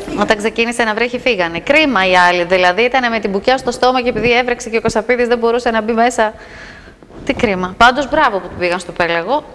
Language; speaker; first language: Greek; native; Greek